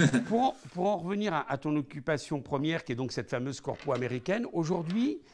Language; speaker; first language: French; native; French